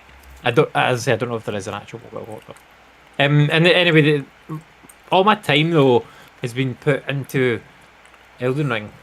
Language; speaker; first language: English; native; English